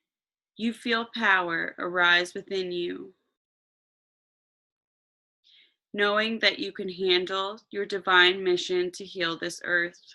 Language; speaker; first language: English; native; English